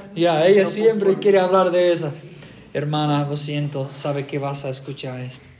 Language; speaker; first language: Spanish; non-native, fluent; English